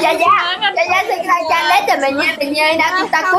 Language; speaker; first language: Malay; non-native, learner; Vietnamese